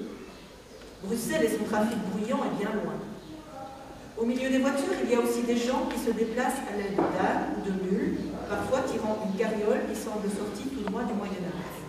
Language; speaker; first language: French; native; French